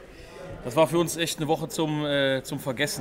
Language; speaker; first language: German; native; German